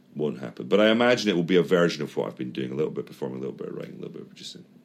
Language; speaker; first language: English; native; English